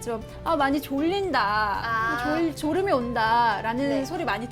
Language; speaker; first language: Korean; native; Korean